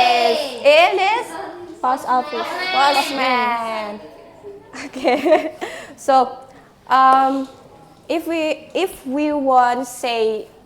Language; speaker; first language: English; non-native, learner; Indonesian